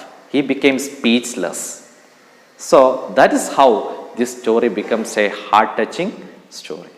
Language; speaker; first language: English; non-native, local second language; Malayalam